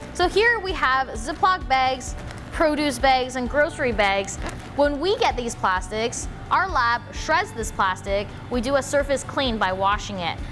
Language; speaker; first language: English; native; English